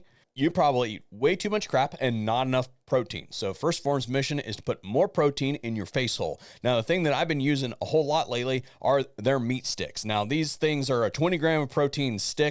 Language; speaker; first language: English; native; English